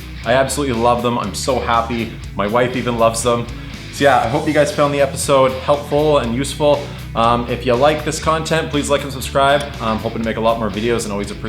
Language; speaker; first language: English; native; English